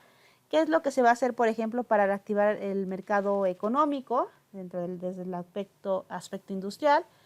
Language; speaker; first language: Spanish; native; Spanish